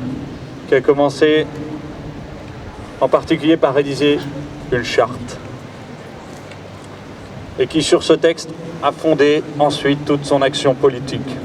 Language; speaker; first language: French; native; French